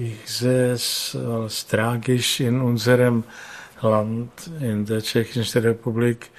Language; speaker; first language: German; non-native, fluent; Czech